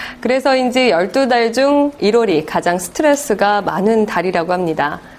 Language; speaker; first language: Korean; native; Korean